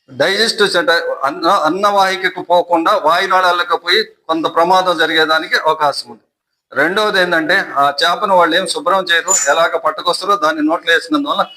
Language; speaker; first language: Telugu; native; Telugu